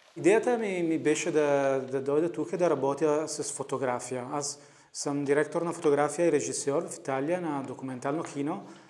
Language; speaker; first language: Bulgarian; non-native, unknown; Italian